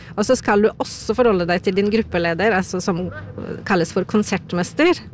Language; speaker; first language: Norwegian; non-native, fluent; Polish